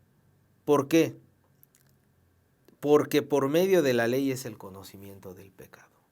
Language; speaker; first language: Spanish; native; Spanish